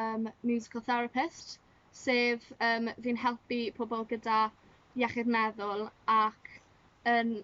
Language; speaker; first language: Welsh; non-native, local second language; English